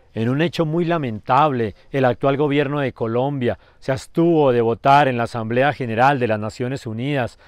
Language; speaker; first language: Spanish; native; Spanish